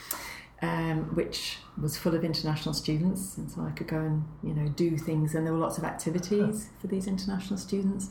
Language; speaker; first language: English; native; English